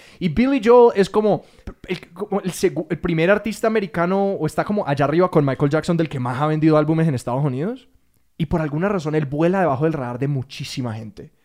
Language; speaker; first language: Spanish; native; Spanish